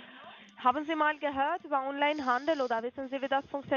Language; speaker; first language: German; non-native, fluent; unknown